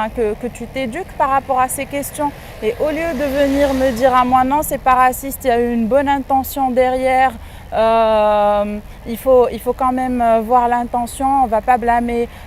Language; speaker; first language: French; non-native, local second language; Arabic